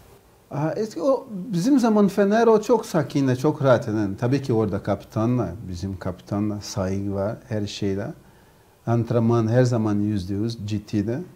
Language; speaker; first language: Turkish; non-native, learner; Portuguese